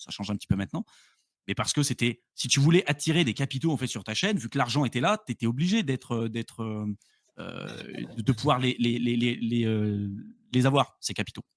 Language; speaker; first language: French; native; French